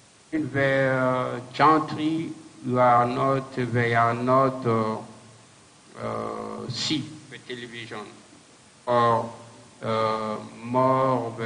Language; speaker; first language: English; non-native, learner; French